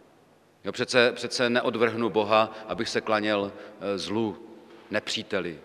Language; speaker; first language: Czech; native; Czech